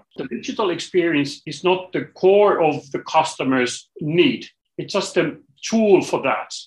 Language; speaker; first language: English; non-native, fluent; Finnish